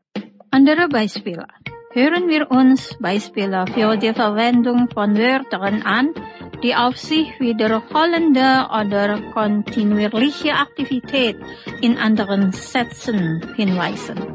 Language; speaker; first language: German; non-native, fluent; Indonesian